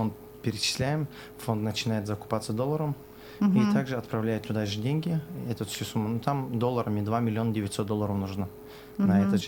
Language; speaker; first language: Russian; non-native, local second language; Azerbaijani